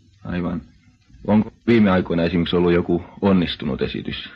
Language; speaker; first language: Finnish; native; Finnish